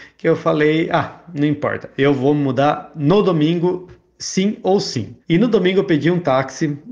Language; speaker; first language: Portuguese; native; Portuguese